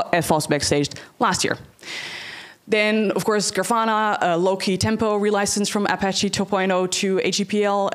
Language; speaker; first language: English; non-native, fluent; Dutch